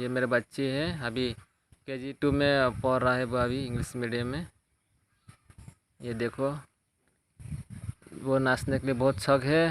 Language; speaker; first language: Hindi; non-native, local second language; Kok Borok